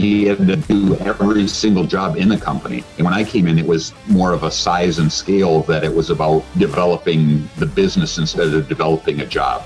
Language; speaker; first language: English; native; English